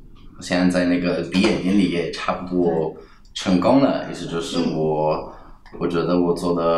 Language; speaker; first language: Chinese; non-native, fluent; Italian